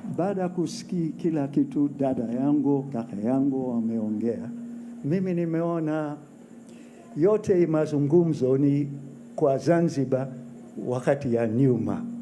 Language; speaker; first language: Swahili; non-native, fluent; English